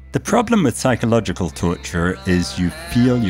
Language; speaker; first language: English; native; English